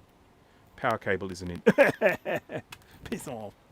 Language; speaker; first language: English; native; English